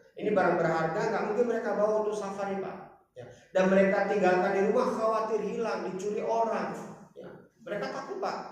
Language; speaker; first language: Indonesian; non-native, local second language; Batak Toba